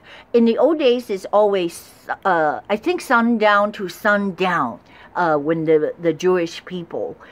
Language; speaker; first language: English; non-native, fluent; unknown